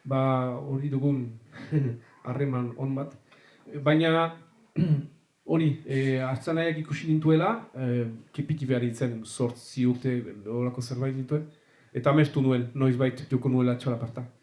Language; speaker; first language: Basque; native; Basque